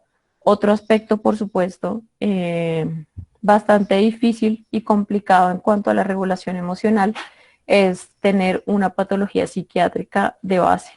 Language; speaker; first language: Spanish; native; Spanish